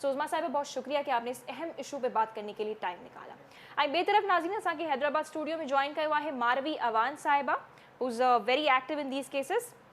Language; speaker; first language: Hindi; non-native, local second language; Sindhi